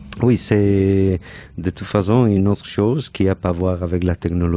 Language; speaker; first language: French; non-native, fluent; Catalan